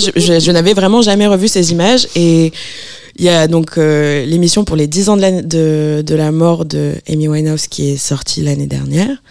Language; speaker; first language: French; native; French